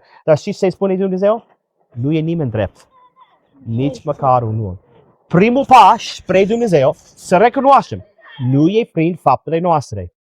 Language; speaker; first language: Romanian; non-native, learner; English